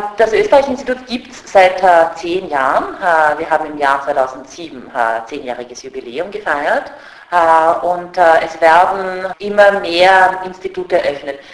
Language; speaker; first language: German; native; German